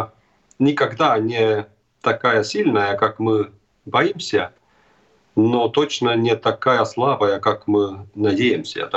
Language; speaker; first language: Russian; non-native, fluent; Estonian